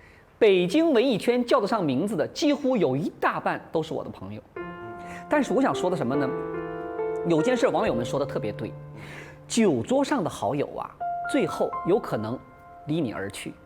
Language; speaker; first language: Chinese; native; Chinese